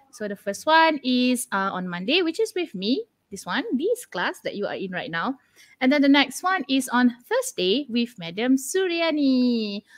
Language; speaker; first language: English; non-native, local second language; Malay